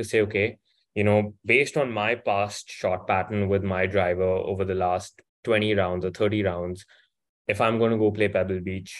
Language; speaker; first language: English; non-native, local second language; Hindi